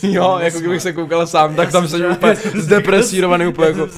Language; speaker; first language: Czech; native; Czech